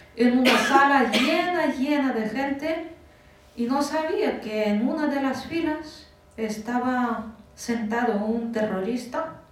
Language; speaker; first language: Spanish; non-native, fluent; Russian